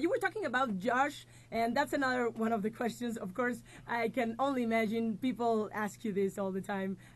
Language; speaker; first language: English; non-native, fluent; Spanish